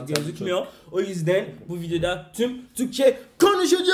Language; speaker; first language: Turkish; non-native, learner; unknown